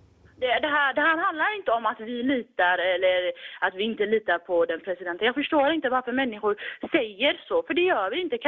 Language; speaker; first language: Swedish; early bilingual, other home language; Tigrinya